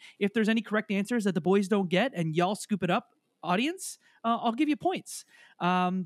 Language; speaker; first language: English; native; English